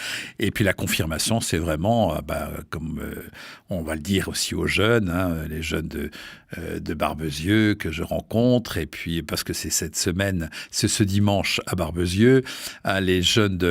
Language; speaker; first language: French; native; French